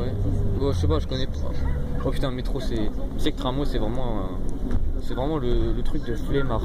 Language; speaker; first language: French; native; French